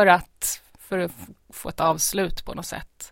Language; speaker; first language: Swedish; native; Swedish